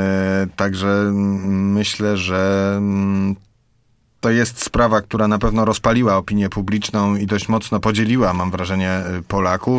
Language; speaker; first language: Polish; native; Polish